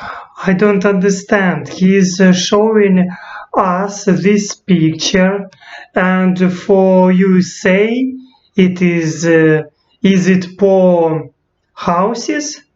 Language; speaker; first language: English; non-native, learner; Russian